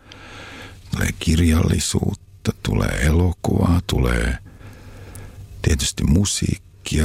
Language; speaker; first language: Finnish; native; Finnish